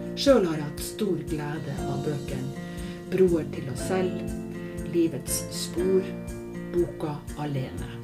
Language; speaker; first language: Norwegian; native; Norwegian